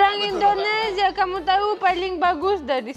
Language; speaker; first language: Indonesian; non-native, learner; Russian